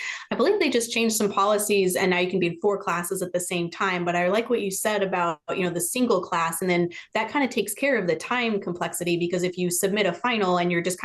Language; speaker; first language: English; native; English